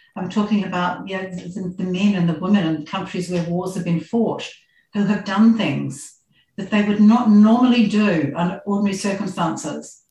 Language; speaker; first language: English; native; English